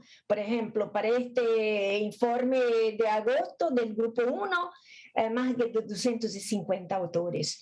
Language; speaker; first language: Spanish; non-native, fluent; Portuguese